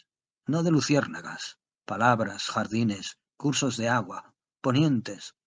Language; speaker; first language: Spanish; native; Spanish